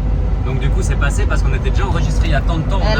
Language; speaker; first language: French; native; French